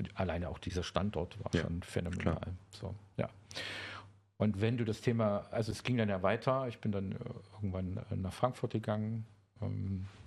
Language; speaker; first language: German; native; German